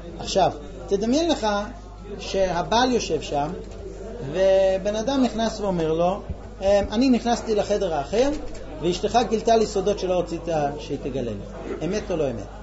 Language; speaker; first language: Hebrew; non-native, fluent; English